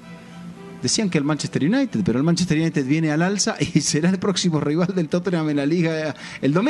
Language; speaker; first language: Spanish; native; Spanish